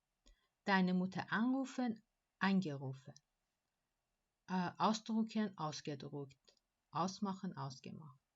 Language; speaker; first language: German; non-native, fluent; Persian